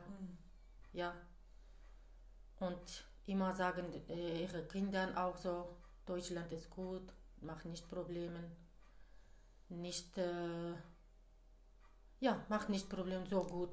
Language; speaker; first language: German; non-native, learner; Kurdish